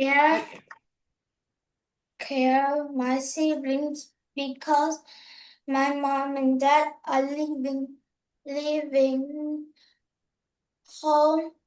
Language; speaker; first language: English; non-native, learner; Vietnamese